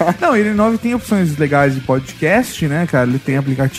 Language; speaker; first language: Portuguese; native; Portuguese